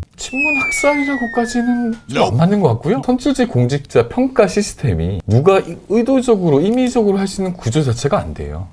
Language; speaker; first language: Korean; native; Korean